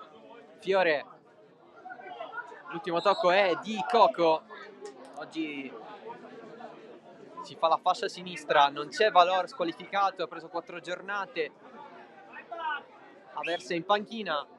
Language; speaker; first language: Italian; native; Italian